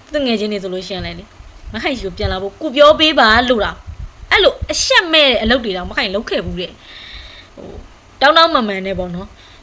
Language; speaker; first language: Burmese; native; Burmese